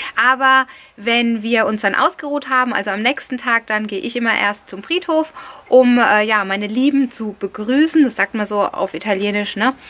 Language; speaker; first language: German; early bilingual, other home language; Italian